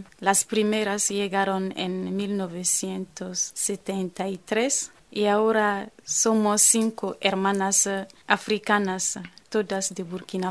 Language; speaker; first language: Spanish; non-native, fluent; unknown